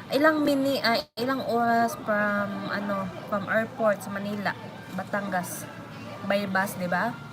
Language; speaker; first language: Filipino; non-native, local second language; Waray